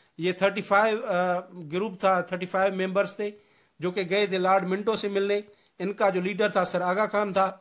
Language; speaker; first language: Urdu; non-native, local second language; Sindhi